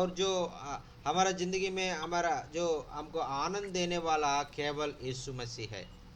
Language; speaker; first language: Hindi; non-native, local second language; Telugu